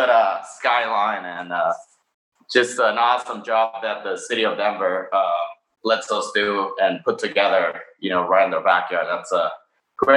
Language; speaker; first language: English; non-native, fluent; Spanish